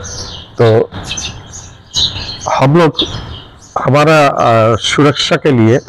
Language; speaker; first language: Hindi; non-native, learner; Bangla